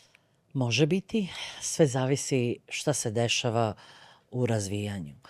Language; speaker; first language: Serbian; early bilingual, other home language; Bosnian